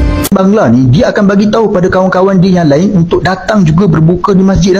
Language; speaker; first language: Malay; native; Malay